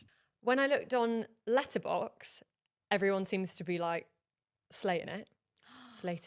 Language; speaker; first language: English; native; English